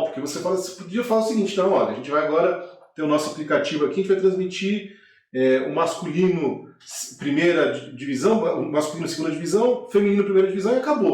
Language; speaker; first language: Portuguese; native; Portuguese